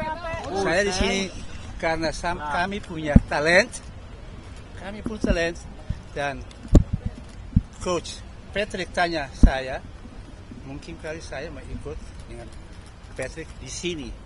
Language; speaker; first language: Indonesian; early bilingual, heritage; Indonesian